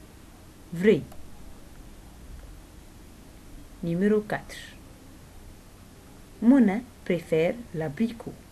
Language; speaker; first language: French; non-native, fluent; Arabic